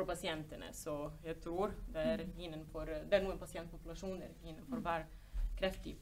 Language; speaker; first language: Norwegian; non-native, fluent; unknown